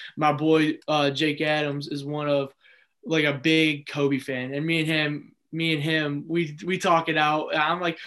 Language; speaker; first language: English; native; English